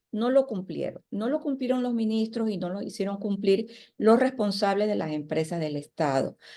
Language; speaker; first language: Spanish; native; Spanish